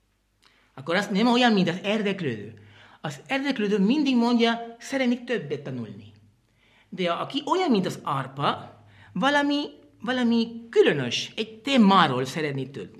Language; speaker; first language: Hungarian; non-native, learner; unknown